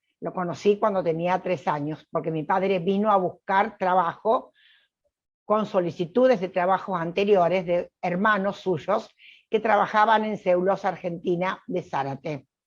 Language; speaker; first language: Spanish; early bilingual, other home language; Italian